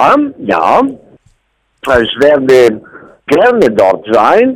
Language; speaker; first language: German; non-native, learner; Italian